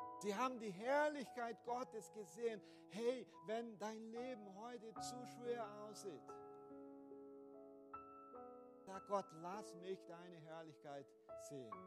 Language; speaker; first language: German; non-native, fluent; Portuguese